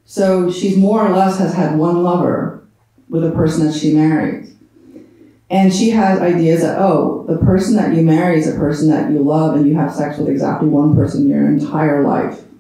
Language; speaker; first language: English; native; English